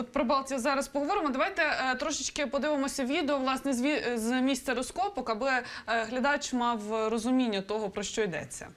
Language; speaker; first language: Ukrainian; native; Ukrainian